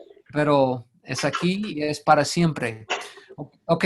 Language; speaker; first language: Spanish; non-native, fluent; English